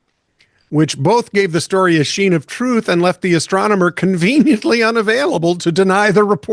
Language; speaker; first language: English; native; English